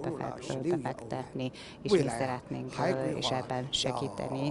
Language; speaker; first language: Hungarian; non-native, learner; Chinese